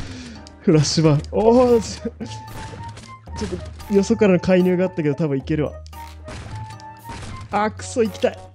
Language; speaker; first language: Japanese; native; Japanese